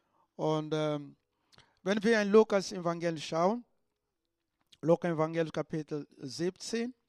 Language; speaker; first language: German; non-native, learner; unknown